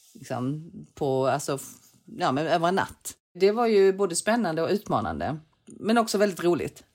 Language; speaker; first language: Swedish; early bilingual, other home language; Korean